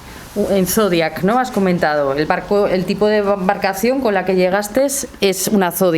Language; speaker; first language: Spanish; native; Spanish